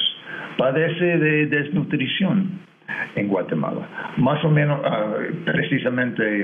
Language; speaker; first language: Spanish; non-native, fluent; English